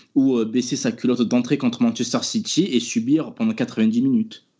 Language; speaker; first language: French; native; French